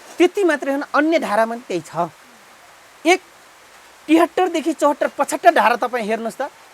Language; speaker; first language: Nepali; non-native, local second language; Rana Tharu